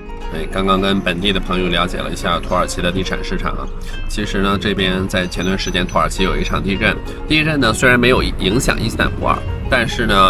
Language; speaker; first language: Chinese; native; Chinese